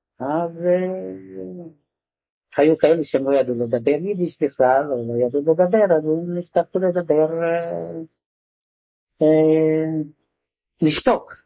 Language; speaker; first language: Hebrew; non-native, fluent; Hungarian